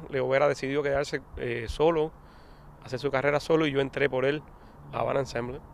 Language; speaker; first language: Spanish; native; Spanish